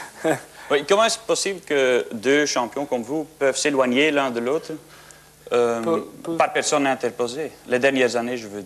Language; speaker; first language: French; non-native, fluent; Dutch